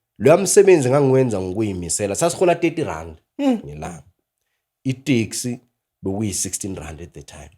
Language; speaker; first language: Zulu; native; Zulu